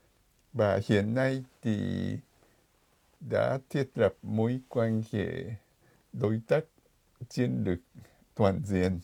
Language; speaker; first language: Vietnamese; non-native, fluent; Japanese